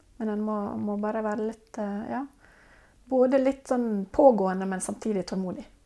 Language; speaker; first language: Norwegian; native; Norwegian